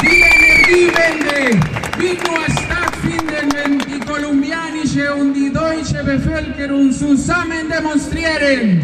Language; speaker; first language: German; non-native, fluent; Spanish